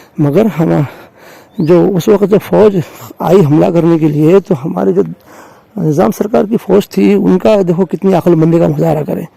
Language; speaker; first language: Urdu; native; Urdu